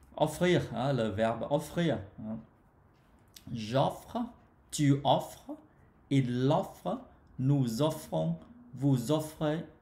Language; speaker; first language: French; non-native, fluent; Vietnamese